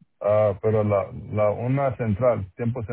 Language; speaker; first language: Spanish; non-native, local second language; English